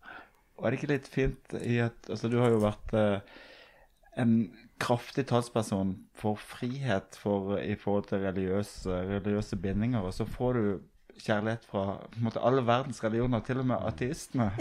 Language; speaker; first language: Norwegian; native; Norwegian